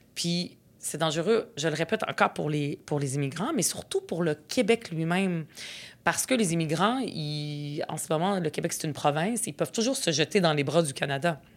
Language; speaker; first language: French; early bilingual, other home language; Arabic